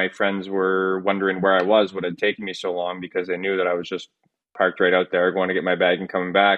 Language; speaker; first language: English; native; English